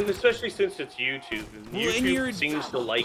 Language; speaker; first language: English; native; English